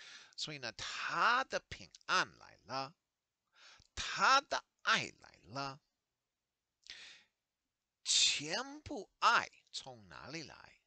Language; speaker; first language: Chinese; non-native, learner; English